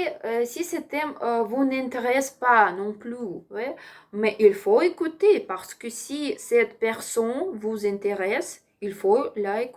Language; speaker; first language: French; non-native, learner; Ukrainian